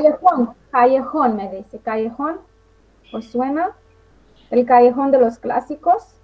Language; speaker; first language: Spanish; non-native, fluent; Romanian